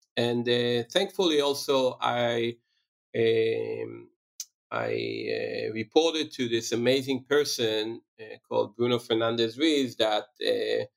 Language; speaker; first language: English; non-native, fluent; Hebrew